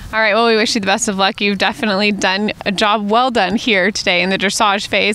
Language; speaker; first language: English; native; English